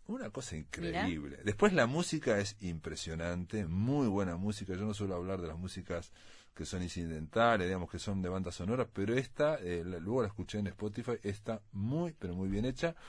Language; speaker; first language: Spanish; native; Spanish